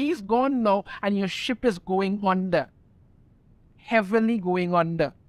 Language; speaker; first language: English; native; English